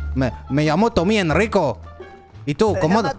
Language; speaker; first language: Spanish; non-native, learner; French